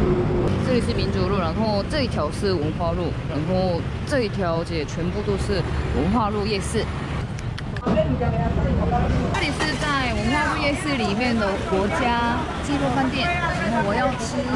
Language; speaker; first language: Chinese; non-native, fluent; Korean